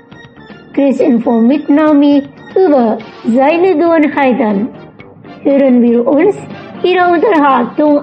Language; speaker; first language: German; non-native, fluent; Indonesian